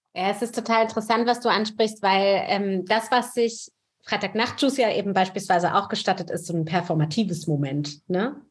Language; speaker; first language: German; native; German